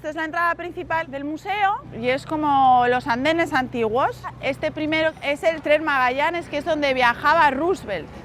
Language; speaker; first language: Spanish; native; Spanish